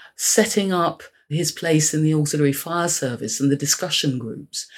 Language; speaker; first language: English; native; English